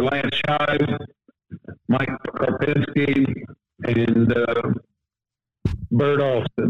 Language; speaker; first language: English; native; English